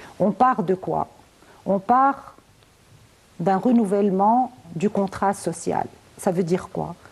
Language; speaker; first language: French; non-native, local second language; Arabic